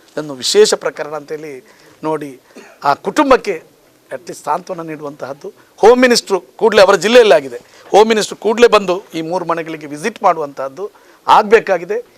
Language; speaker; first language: Kannada; native; Kannada